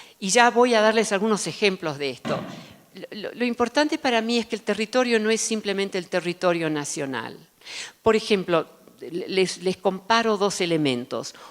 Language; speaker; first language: Spanish; early bilingual, other home language; Dutch